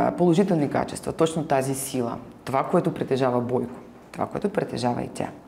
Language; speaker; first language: Bulgarian; non-native, fluent; Ukrainian